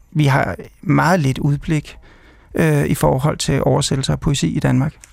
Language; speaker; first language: Danish; native; Danish